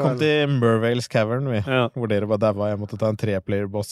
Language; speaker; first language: Norwegian; native; Norwegian